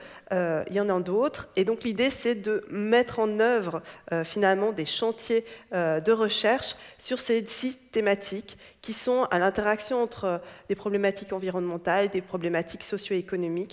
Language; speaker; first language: French; native; French